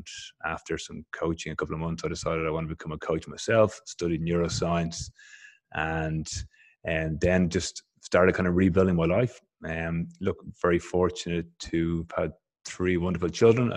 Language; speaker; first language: English; native; English